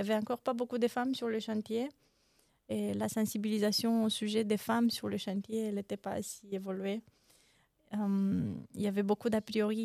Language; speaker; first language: French; non-native, fluent; Romanian